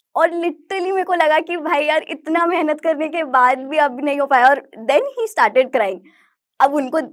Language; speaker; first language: Hindi; native; Hindi